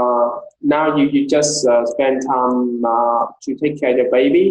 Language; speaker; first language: English; non-native, learner; Vietnamese